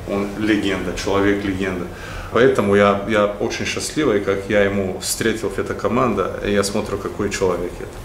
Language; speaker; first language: Russian; non-native, learner; Bulgarian